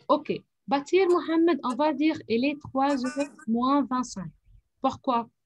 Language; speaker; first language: French; non-native, fluent; Arabic